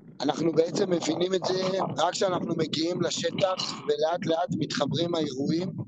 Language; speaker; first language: Hebrew; native; Hebrew